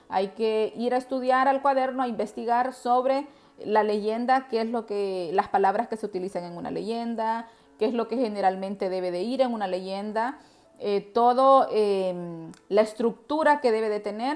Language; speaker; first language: Spanish; native; Spanish